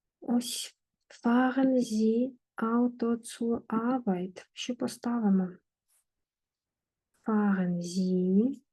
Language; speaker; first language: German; non-native, fluent; Ukrainian